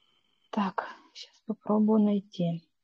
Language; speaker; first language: Russian; native; Russian